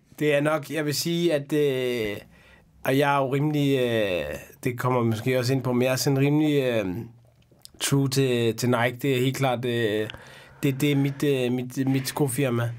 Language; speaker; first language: Danish; early bilingual, other home language; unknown